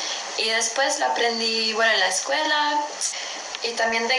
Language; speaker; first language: Spanish; non-native, learner; German